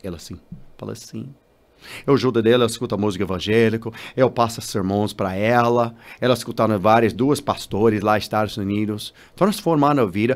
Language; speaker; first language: Portuguese; non-native, learner; English